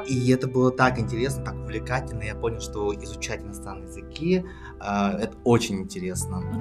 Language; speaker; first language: Russian; native; Russian